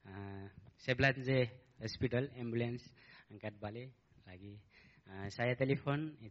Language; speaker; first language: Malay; non-native, learner; Nepali